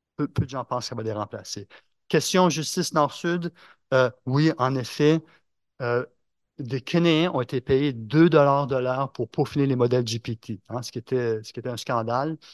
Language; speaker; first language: French; native; French